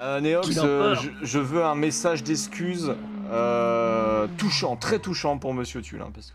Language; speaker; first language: French; native; French